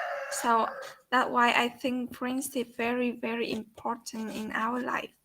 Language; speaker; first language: English; non-native, learner; Vietnamese